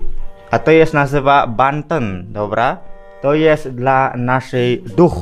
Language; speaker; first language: Polish; non-native, learner; Balinese